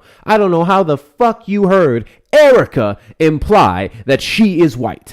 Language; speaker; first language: English; native; English